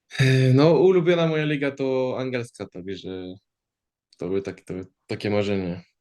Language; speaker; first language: Polish; early bilingual, heritage; Polish